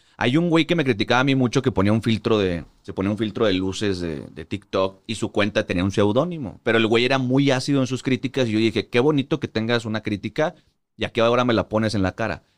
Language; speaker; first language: Spanish; native; Spanish